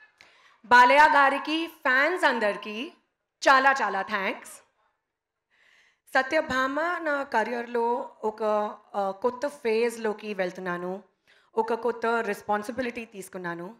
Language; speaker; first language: Telugu; non-native, learner; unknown